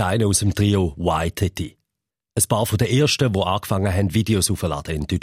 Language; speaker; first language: German; native; German